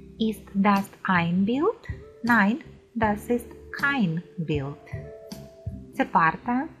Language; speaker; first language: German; non-native, fluent; Ukrainian